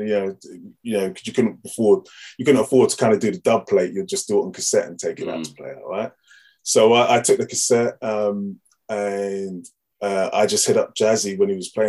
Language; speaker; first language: English; native; English